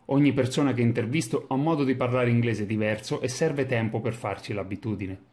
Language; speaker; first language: English; non-native, fluent; Italian